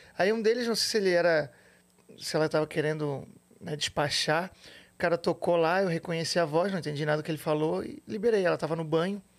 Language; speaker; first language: Portuguese; native; Portuguese